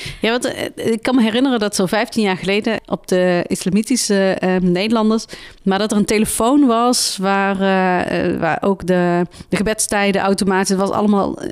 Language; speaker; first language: Dutch; early bilingual, other home language; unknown